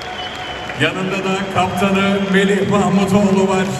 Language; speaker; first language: Turkish; native; Turkish